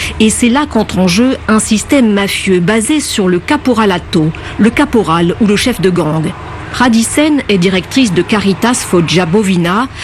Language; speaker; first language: French; native; French